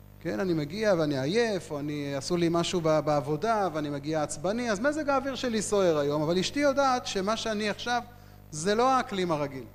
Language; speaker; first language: Hebrew; native; Hebrew